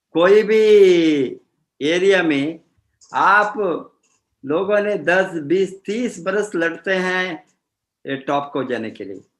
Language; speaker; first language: Hindi; non-native, fluent; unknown